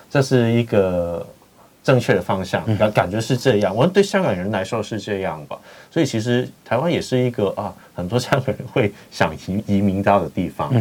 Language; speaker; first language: Chinese; non-native, fluent; Cantonese